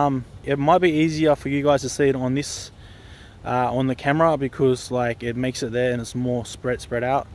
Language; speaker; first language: English; native; English